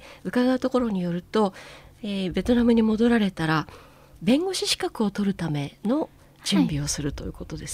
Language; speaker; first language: Japanese; native; Japanese